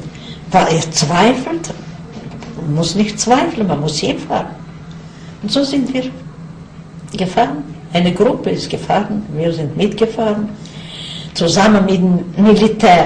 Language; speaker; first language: German; non-native, fluent; Yiddish